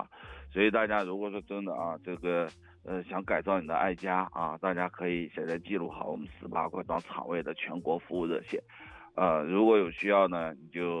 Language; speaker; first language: Chinese; native; Chinese